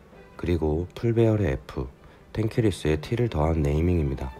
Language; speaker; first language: Korean; native; Korean